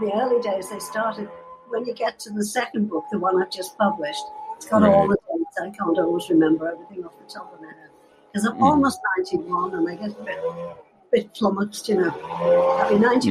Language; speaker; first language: English; native; English